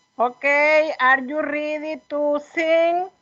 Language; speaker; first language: English; non-native, learner; Spanish